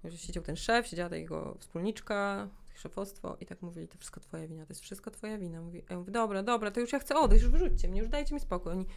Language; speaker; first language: Polish; native; Polish